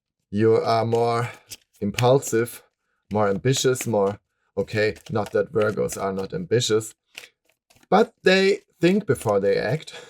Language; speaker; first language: English; non-native, fluent; German